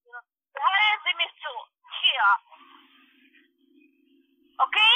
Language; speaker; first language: German; non-native, learner; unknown